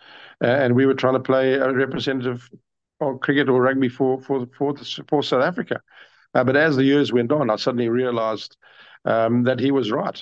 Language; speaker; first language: English; native; English